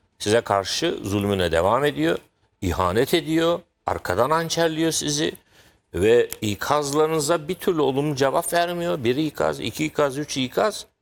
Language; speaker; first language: Turkish; native; Turkish